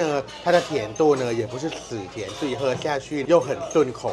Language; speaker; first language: Chinese; non-native, fluent; Thai